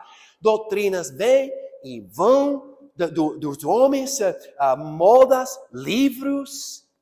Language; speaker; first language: Portuguese; non-native, fluent; English